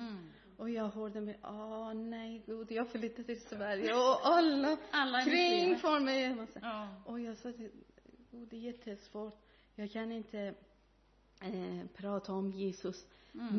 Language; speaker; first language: Swedish; non-native, learner; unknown